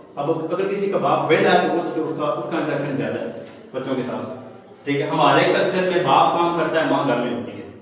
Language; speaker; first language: Urdu; non-native, local second language; Pahari-Potwari